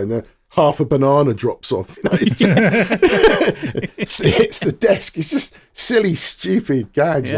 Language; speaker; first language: English; native; English